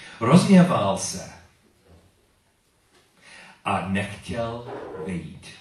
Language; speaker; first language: Czech; non-native, learner; English